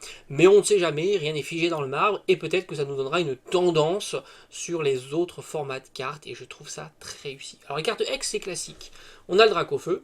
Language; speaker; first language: French; native; French